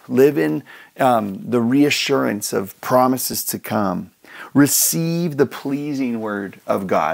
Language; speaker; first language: English; native; English